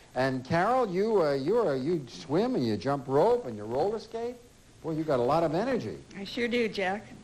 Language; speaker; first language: English; native; English